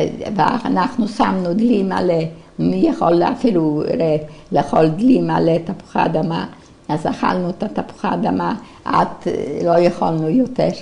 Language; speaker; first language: Hebrew; non-native, fluent; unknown